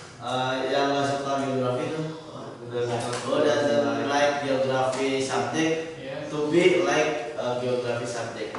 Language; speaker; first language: English; non-native, learner; Indonesian